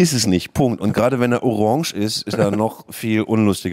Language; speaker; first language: German; native; German